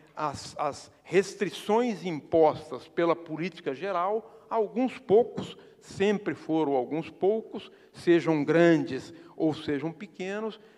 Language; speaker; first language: Portuguese; native; Portuguese